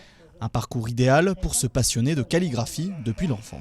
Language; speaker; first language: French; native; French